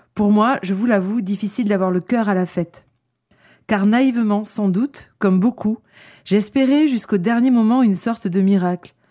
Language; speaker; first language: French; native; French